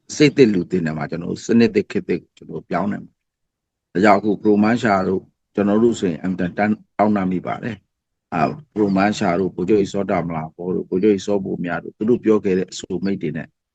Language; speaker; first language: Burmese; non-native, local second language; S'gaw Karen